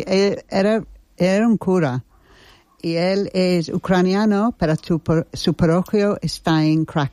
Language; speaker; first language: Spanish; non-native, learner; English